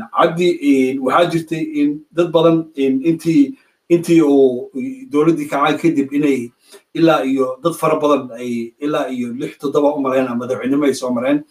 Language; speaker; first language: Somali; native; Somali